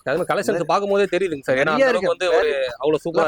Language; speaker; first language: Tamil; native; Tamil